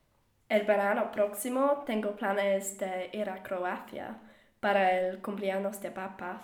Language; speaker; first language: Spanish; non-native, learner; English